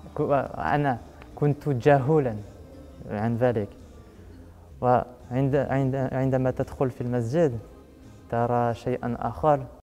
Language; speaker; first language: Arabic; non-native, learner; French